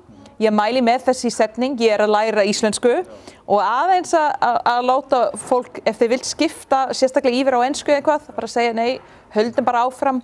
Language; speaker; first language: Icelandic; non-native, learner; English